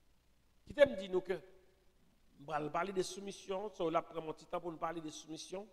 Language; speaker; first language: French; non-native, local second language; Haitian Creole